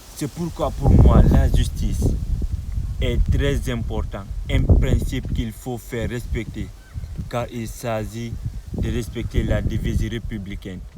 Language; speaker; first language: French; non-native, local second language; Fula